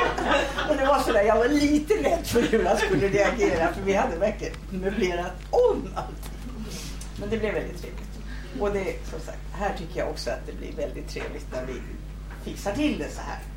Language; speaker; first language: Swedish; native; Swedish